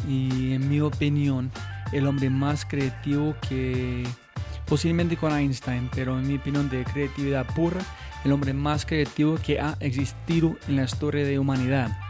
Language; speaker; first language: Spanish; non-native, fluent; English